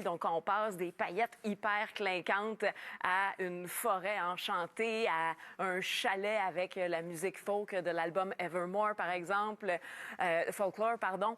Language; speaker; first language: French; native; French